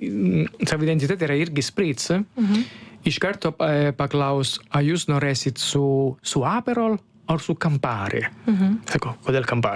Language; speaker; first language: Lithuanian; non-native, fluent; Italian